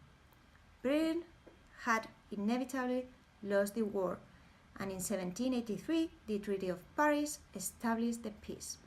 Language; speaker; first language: English; non-native, fluent; Spanish